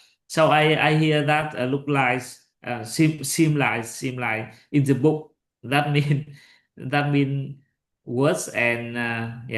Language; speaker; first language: English; non-native, learner; Vietnamese